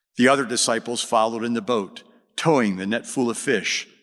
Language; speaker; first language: English; native; English